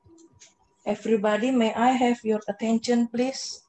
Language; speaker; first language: English; non-native, learner; Indonesian